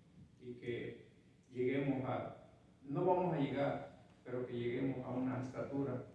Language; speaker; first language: Spanish; native; Spanish